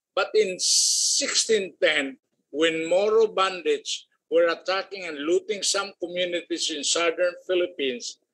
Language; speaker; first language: English; non-native, local second language; Filipino